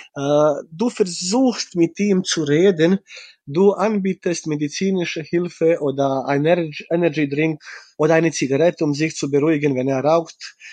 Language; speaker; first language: German; non-native, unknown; Bosnian